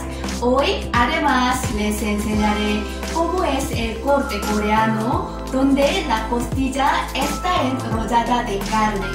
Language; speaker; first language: Spanish; non-native, fluent; Korean